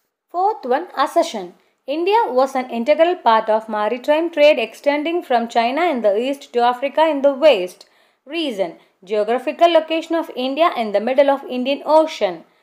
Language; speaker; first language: English; non-native, local second language; Tamil